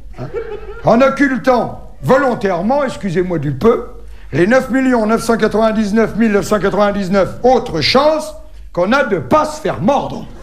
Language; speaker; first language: French; native; French